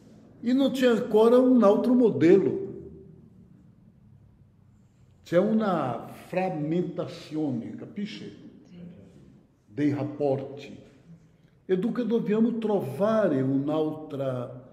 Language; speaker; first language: Italian; non-native, fluent; Portuguese